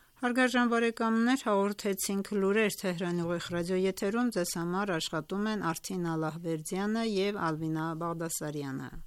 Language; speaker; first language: Armenian; native; Armenian